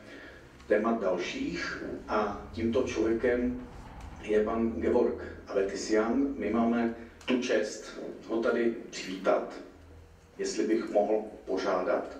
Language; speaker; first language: Czech; native; Czech